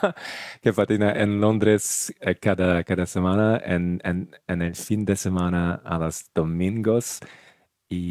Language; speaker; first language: Spanish; non-native, learner; Russian